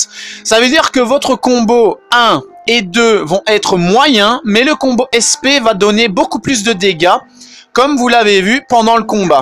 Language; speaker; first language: French; native; French